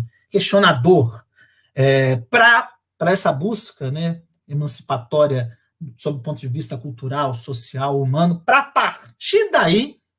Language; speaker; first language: Portuguese; native; Portuguese